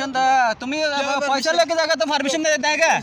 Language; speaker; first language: Hindi; non-native, learner; Bangla